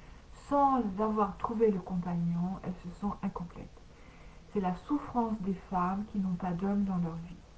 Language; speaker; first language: French; native; French